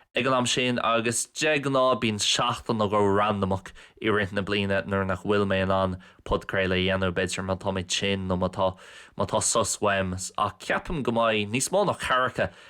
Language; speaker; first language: Irish; non-native, local second language; English